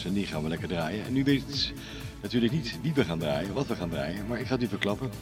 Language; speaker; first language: Dutch; native; Dutch